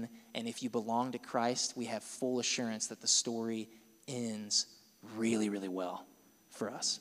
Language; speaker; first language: English; native; English